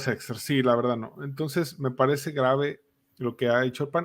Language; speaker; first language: Spanish; native; Spanish